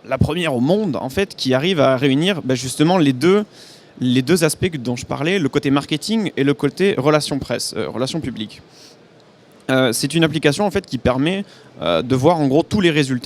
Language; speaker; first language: French; native; French